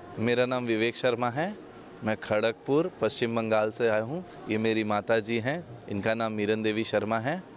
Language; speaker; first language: Hindi; native; Hindi